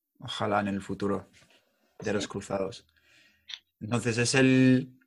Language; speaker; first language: Spanish; non-native, fluent; English